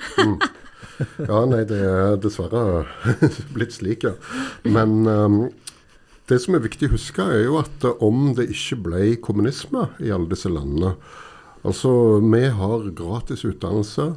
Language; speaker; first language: Norwegian; native; Norwegian